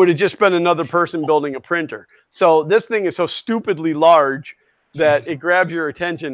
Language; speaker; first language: English; native; English